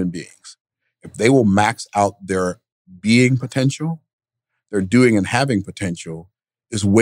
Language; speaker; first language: English; native; English